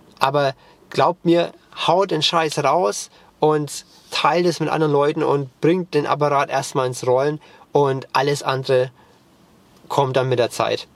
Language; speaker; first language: German; native; German